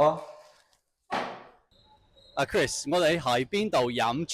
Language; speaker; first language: Cantonese; non-native, fluent; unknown